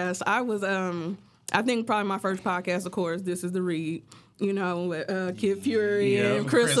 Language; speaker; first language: English; native; English